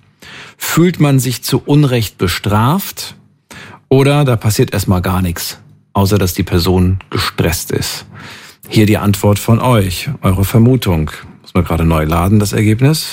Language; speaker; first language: German; native; German